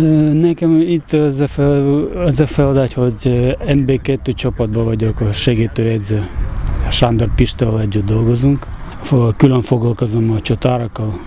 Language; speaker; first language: Hungarian; non-native, learner; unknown